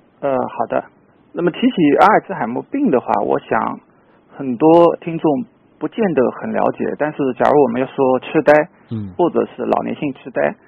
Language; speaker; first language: Chinese; native; Chinese